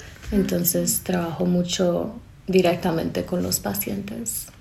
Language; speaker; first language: Spanish; non-native, fluent; English